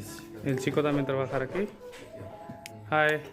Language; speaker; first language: Spanish; non-native, learner; Hindi